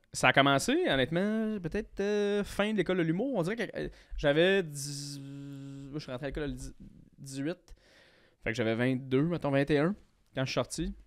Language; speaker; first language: French; native; French